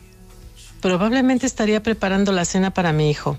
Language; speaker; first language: Spanish; native; Spanish